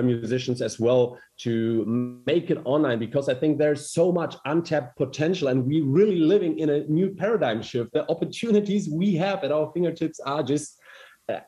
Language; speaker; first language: English; non-native, fluent; German